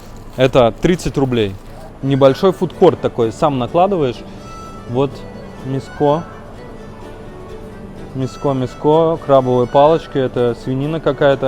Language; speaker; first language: Russian; native; Russian